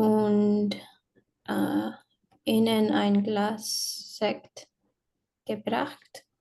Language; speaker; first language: German; non-native, learner; Spanish